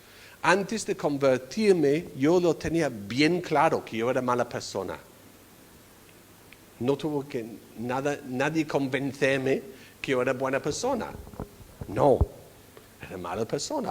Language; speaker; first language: Spanish; non-native, fluent; English